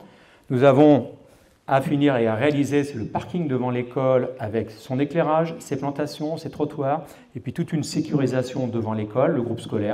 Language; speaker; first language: French; native; French